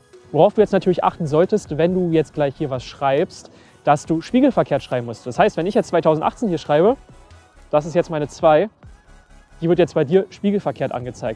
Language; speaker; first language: German; native; German